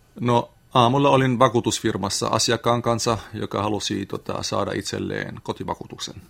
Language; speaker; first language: Finnish; non-native, fluent; Arabic